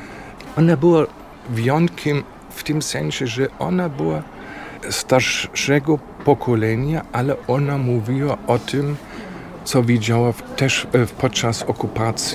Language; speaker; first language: Polish; non-native, fluent; German